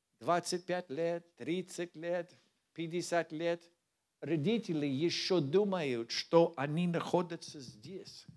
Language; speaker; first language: Russian; non-native, learner; English